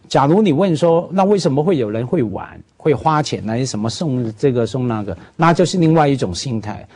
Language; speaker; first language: Chinese; non-native, local second language; Cantonese